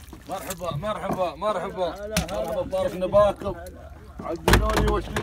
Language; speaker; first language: Arabic; native; Arabic